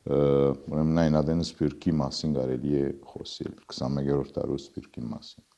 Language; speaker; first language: Armenian; early bilingual, heritage; Armenian